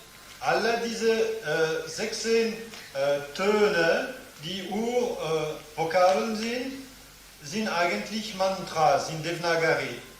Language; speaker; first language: German; non-native, fluent; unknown